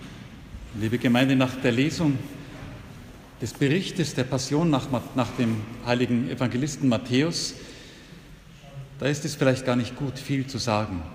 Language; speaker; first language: German; native; German